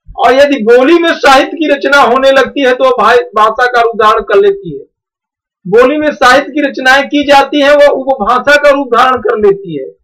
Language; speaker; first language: Hindi; native; Hindi